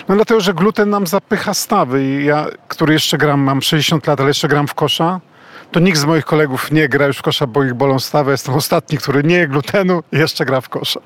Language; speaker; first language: Polish; native; Polish